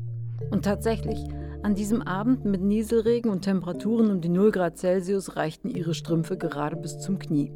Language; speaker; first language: German; native; German